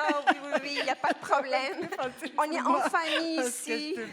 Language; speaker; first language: French; non-native, local second language; Arabic